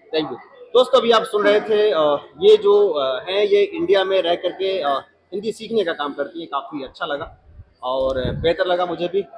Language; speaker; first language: Hindi; native; Hindi